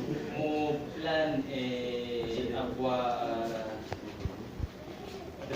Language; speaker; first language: French; non-native, learner; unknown